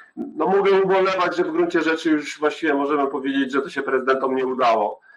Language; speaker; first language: Polish; native; Polish